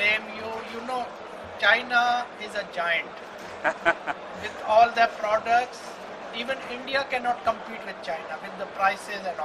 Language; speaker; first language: English; non-native, fluent; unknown